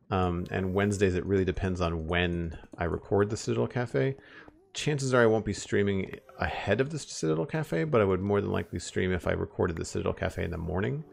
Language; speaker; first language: English; native; English